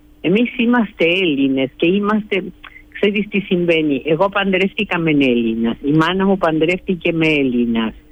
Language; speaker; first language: Greek; early bilingual, heritage; Greek